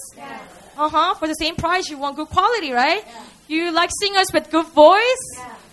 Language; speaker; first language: English; non-native, fluent; Korean